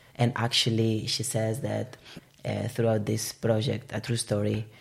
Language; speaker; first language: English; non-native, fluent; Spanish